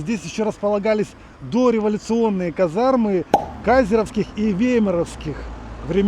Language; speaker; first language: Russian; native; Russian